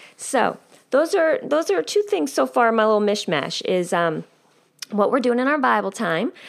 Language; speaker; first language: English; native; English